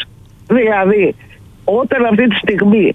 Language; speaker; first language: Greek; native; Greek